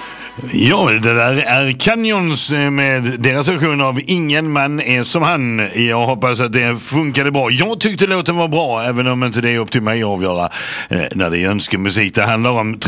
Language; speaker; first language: Swedish; native; Swedish